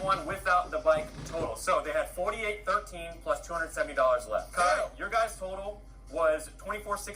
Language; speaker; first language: English; native; English